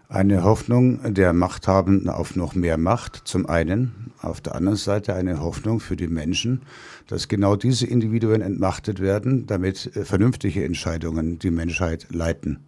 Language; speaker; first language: German; native; German